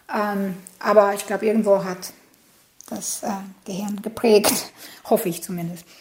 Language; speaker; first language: German; non-native, fluent; Albanian